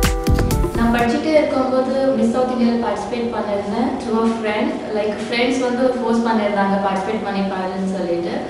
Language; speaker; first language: Tamil; non-native, local second language; Telugu